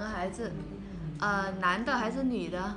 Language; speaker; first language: Chinese; non-native, fluent; Vietnamese